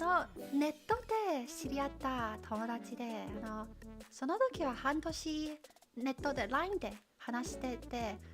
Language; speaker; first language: Japanese; non-native, learner; Chinese